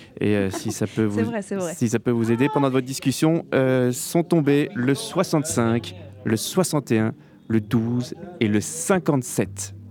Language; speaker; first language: French; native; French